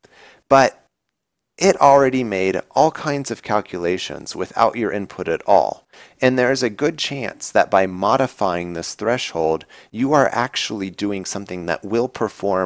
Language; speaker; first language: English; native; English